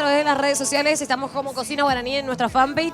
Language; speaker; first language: Spanish; native; Spanish